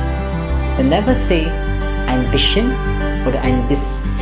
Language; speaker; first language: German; non-native, fluent; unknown